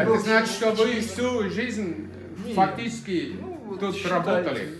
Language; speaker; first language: Russian; non-native, fluent; German